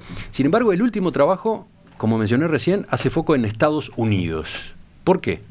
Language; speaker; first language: Spanish; native; Spanish